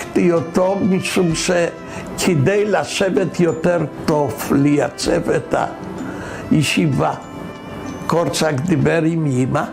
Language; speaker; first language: Hebrew; non-native, fluent; Polish